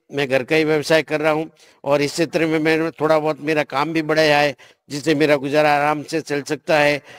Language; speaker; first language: Hindi; native; Hindi